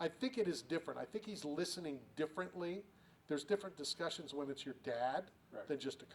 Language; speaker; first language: English; native; English